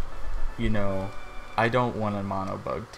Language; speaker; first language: English; native; English